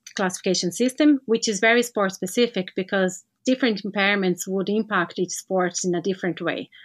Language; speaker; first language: English; non-native, fluent; Portuguese